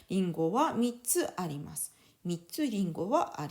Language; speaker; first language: Japanese; native; Japanese